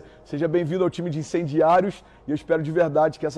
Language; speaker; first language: Portuguese; native; Portuguese